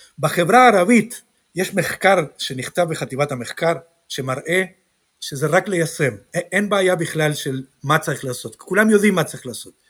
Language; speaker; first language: Hebrew; non-native, fluent; Spanish